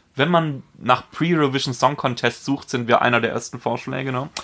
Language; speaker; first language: German; non-native, fluent; Polish